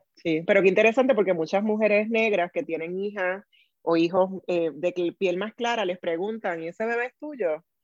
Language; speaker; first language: Spanish; native; Spanish